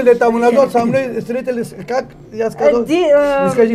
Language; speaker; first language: Russian; non-native, learner; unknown